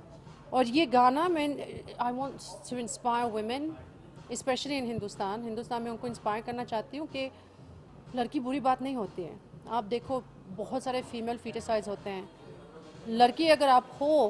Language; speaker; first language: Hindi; early bilingual, heritage; English